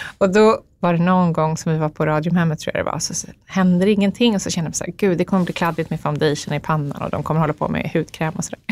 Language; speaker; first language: Swedish; native; Swedish